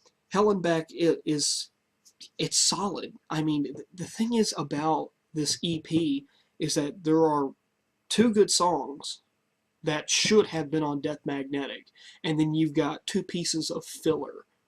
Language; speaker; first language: English; native; English